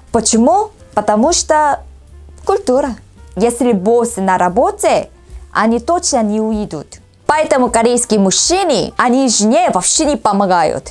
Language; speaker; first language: Russian; non-native, learner; Korean